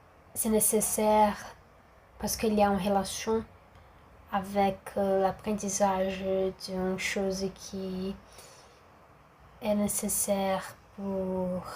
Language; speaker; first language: French; non-native, learner; Portuguese